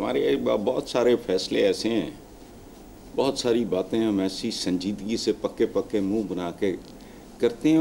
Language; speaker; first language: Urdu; non-native, local second language; Punjabi